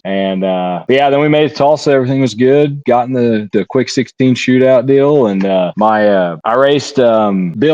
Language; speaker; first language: English; native; English